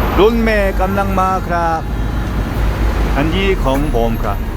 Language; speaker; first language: Thai; non-native, learner; Korean